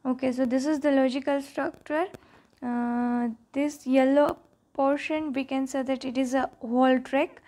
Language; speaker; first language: English; non-native, local second language; Gujarati